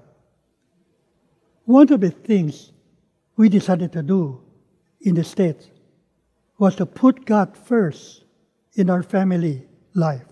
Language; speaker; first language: English; non-native, local second language; Min Nan Chinese